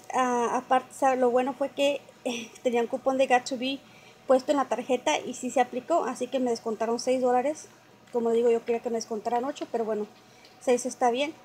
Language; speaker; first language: Spanish; native; Spanish